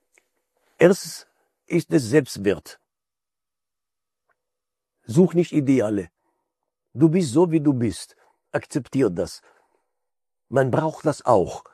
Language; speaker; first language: German; non-native, fluent; Hebrew